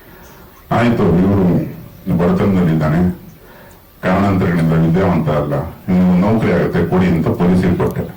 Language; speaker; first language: Kannada; native; Kannada